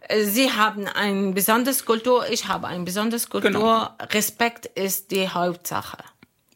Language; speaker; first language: German; non-native, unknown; Arabic